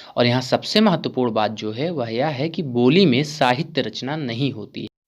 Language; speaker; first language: Hindi; native; Hindi